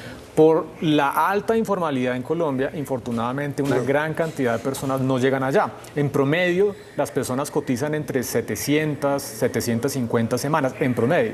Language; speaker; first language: Spanish; native; Spanish